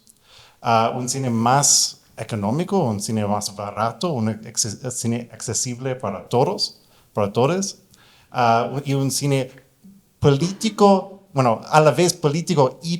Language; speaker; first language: Spanish; non-native, fluent; English